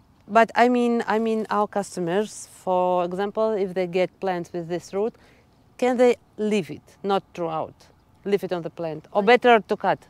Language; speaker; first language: English; non-native, learner; Russian